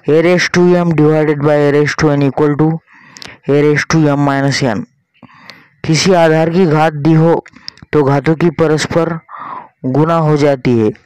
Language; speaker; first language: Hindi; non-native, local second language; Marathi